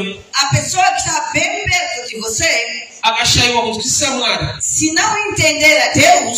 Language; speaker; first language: Portuguese; non-native, local second language; Shona